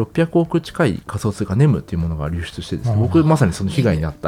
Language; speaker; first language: Japanese; native; Japanese